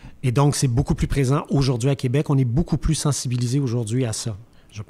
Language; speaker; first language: French; native; French